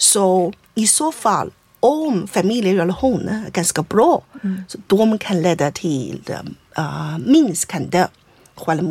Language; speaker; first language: Swedish; non-native, fluent; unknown